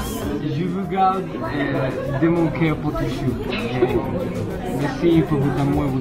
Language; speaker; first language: French; non-native, learner; Spanish